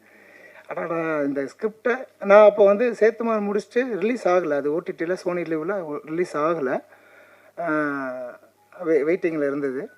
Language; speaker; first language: Tamil; native; Tamil